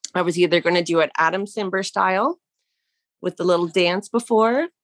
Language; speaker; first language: English; native; English